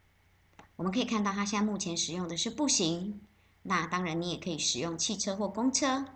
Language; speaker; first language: Chinese; native; Chinese